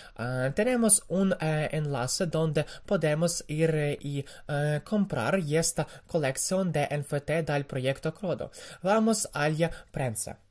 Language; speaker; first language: Spanish; non-native, learner; Ukrainian